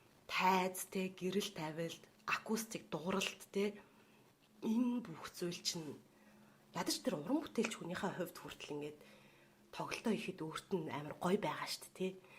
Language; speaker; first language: Mongolian; native; Mongolian